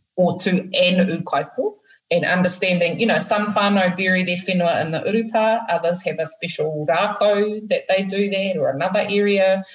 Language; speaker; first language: English; native; English